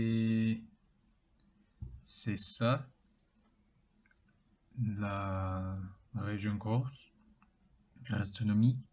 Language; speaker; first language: French; non-native, learner; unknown